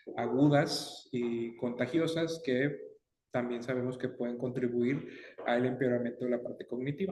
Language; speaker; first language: Spanish; native; Spanish